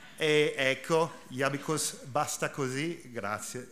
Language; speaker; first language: Italian; non-native, learner; German